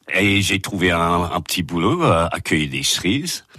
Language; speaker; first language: French; non-native, fluent; English